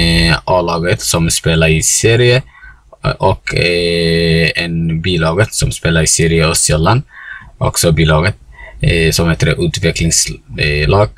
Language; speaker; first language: Swedish; non-native, learner; Somali